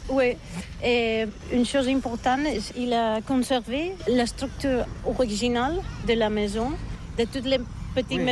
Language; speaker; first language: French; non-native, learner; Catalan